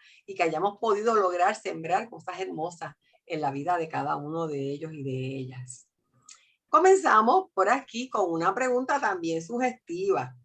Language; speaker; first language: Spanish; native; Spanish